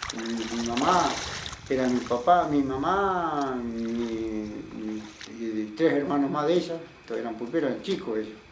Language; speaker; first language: Spanish; native; Spanish